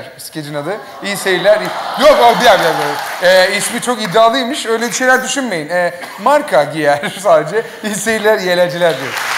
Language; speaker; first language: Turkish; native; Turkish